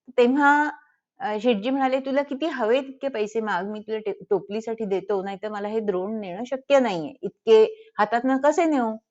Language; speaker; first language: Marathi; early bilingual, heritage; Marathi